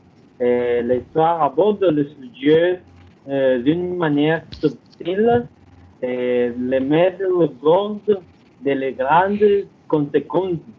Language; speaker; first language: French; non-native, learner; Spanish